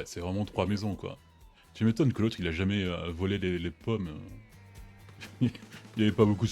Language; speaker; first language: French; native; French